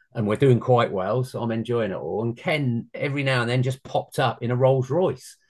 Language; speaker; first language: English; native; English